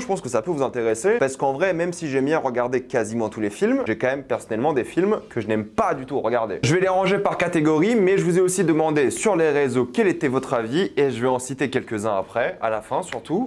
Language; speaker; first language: French; native; French